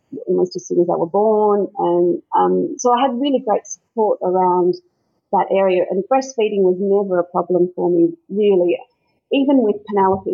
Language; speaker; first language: English; native; English